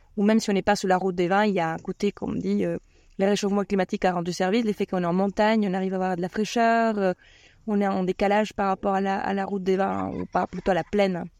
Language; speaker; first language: French; non-native, fluent; Spanish